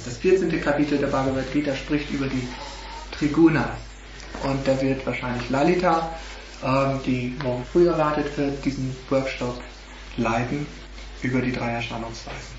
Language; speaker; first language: German; native; German